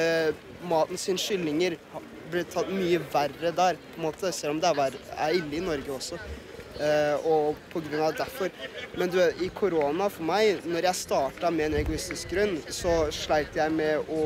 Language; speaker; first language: Norwegian; native; Norwegian